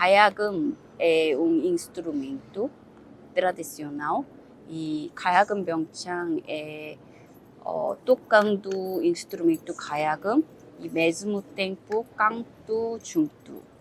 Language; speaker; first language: Portuguese; non-native, learner; Korean